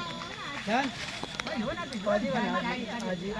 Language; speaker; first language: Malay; non-native, local second language; Sundanese